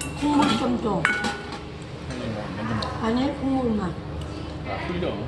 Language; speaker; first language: Korean; non-native, learner; Vietnamese